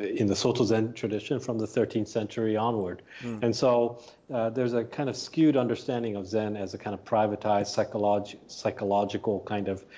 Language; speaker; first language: English; early bilingual, other home language; Japanese